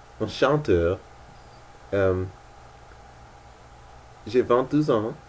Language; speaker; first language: French; non-native, learner; English